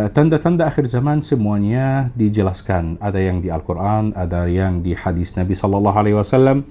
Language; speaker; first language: Indonesian; non-native, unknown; Arabic